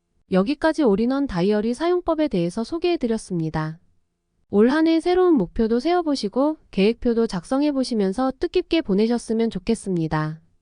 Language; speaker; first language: Korean; native; Korean